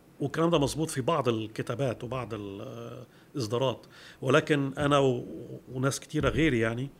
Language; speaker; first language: Arabic; early bilingual, heritage; Arabic